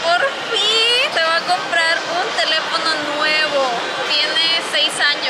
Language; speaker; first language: Spanish; native; Spanish